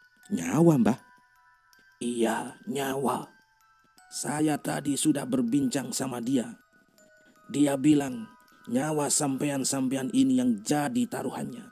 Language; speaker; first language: Indonesian; native; Indonesian